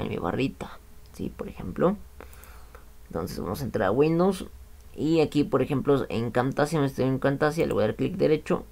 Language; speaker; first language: Spanish; native; Spanish